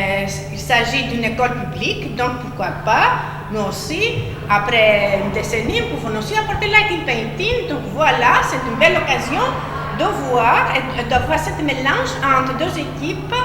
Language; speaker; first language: French; non-native, fluent; Greek